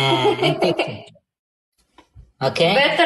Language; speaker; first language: English; non-native, learner; Russian